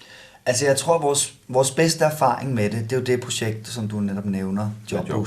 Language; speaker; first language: Danish; native; Danish